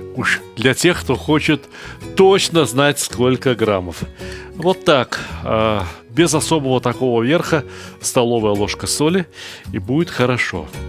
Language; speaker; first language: Russian; native; Russian